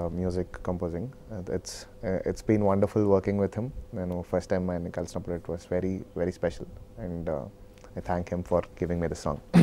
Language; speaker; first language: Telugu; native; Telugu